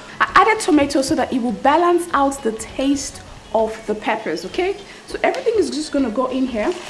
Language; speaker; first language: English; native; English